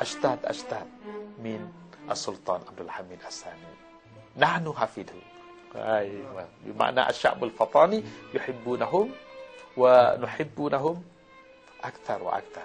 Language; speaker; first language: Arabic; non-native, learner; Malay